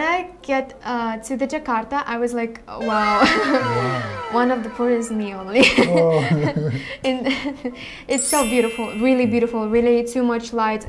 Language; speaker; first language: English; non-native, learner; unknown